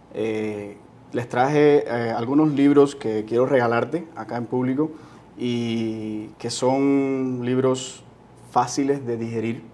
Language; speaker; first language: Spanish; native; Spanish